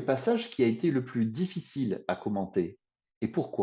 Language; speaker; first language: French; native; French